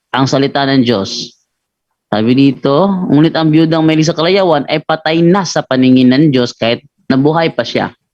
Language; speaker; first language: Filipino; non-native, local second language; Cebuano